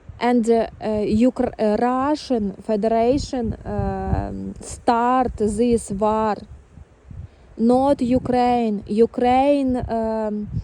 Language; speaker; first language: English; non-native, learner; Ukrainian